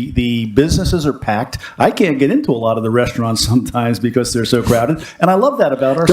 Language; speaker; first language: English; native; English